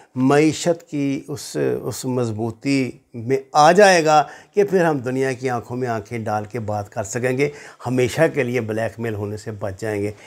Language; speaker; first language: Urdu; native; Urdu